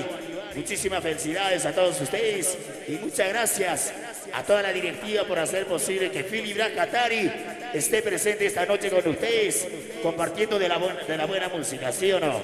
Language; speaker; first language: Spanish; native; Spanish